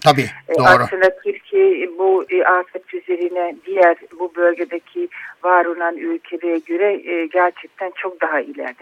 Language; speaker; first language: Turkish; non-native, fluent; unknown